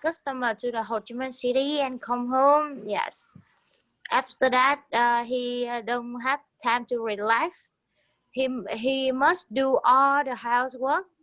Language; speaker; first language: English; non-native, learner; Vietnamese